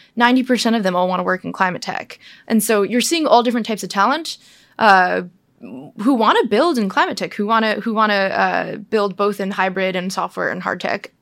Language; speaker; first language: English; native; English